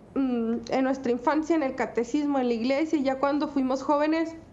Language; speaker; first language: Spanish; native; Spanish